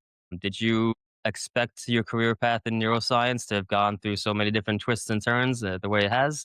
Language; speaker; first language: English; native; English